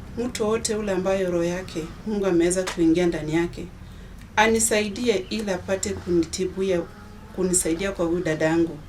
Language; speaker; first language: Swahili; non-native, local second language; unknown